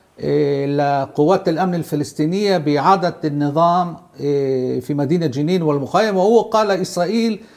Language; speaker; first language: Arabic; non-native, local second language; Hebrew